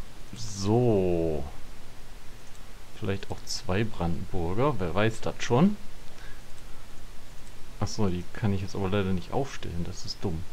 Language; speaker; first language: German; native; German